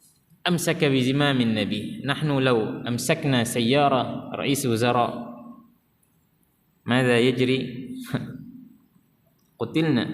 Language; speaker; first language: Arabic; non-native, fluent; Malay